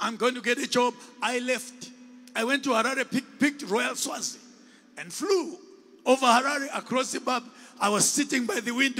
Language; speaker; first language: English; non-native, local second language; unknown